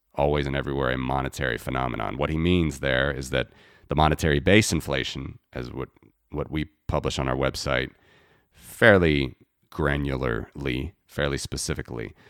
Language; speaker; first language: English; native; English